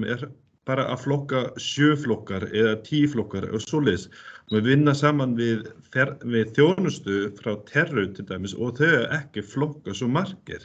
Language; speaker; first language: Icelandic; non-native, learner; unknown